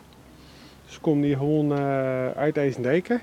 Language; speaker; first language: Dutch; native; Dutch